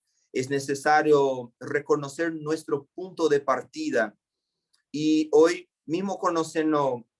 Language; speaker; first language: Spanish; non-native, fluent; Portuguese